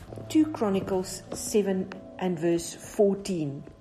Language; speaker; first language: English; non-native, local second language; Afrikaans